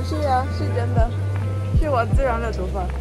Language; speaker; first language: Chinese; non-native, fluent; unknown